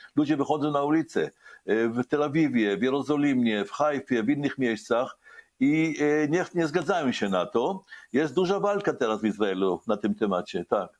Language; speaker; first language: Polish; early bilingual, heritage; Hebrew